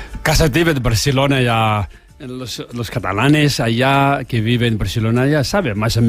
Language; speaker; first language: Spanish; non-native, learner; Tibetan